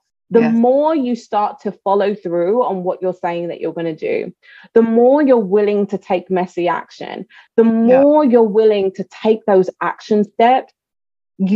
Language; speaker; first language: English; native; English